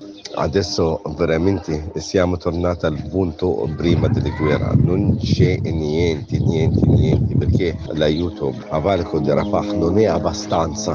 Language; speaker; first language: Italian; non-native, learner; Arabic